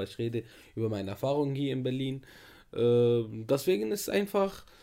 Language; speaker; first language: German; non-native, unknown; Arabic